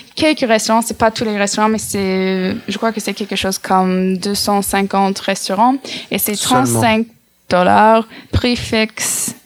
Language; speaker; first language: French; non-native, fluent; English